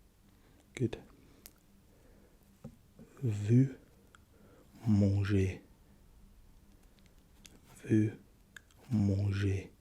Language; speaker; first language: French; non-native, learner; English